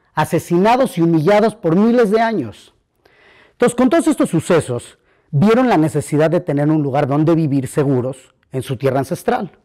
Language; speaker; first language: Spanish; native; Spanish